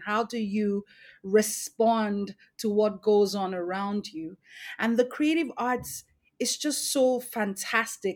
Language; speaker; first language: English; non-native, local second language; Esan